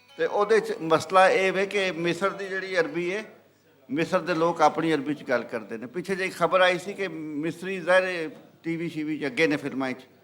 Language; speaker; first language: Punjabi; native; Punjabi